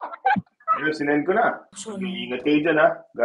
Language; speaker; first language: Filipino; non-native, fluent; English